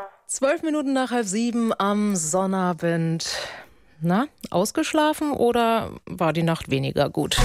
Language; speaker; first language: German; native; German